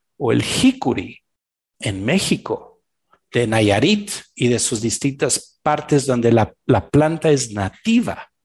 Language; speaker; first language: Spanish; non-native, fluent; French